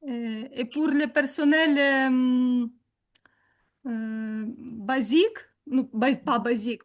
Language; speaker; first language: French; non-native, learner; Ukrainian